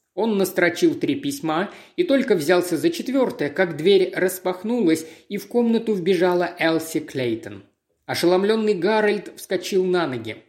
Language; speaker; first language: Russian; native; Russian